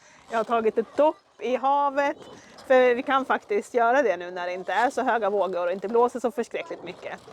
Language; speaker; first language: Swedish; native; Swedish